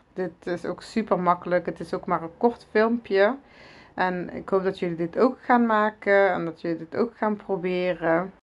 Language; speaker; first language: Dutch; early bilingual, other home language; Arabic